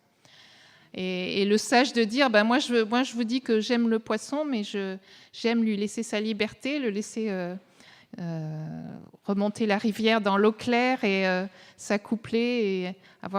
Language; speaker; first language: French; native; French